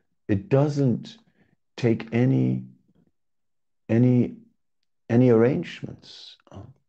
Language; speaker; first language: English; non-native, fluent; Dutch